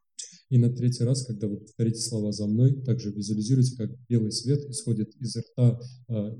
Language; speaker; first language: Russian; native; Russian